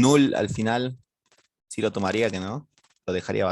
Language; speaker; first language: Spanish; native; Spanish